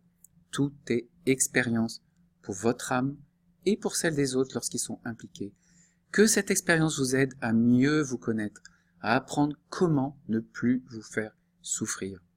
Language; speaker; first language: French; native; French